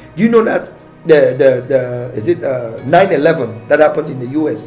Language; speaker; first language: English; native; English